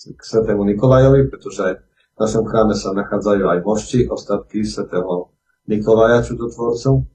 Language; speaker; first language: Slovak; native; Slovak